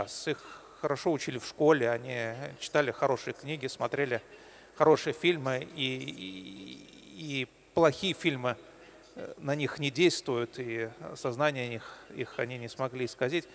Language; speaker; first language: Russian; native; Russian